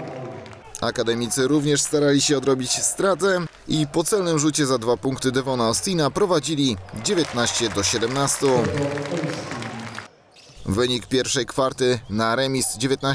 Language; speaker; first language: Polish; native; Polish